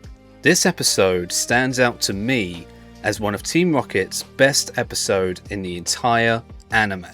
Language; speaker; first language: English; native; English